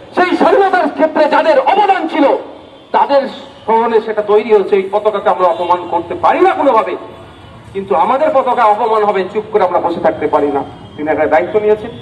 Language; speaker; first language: Bangla; native; Bangla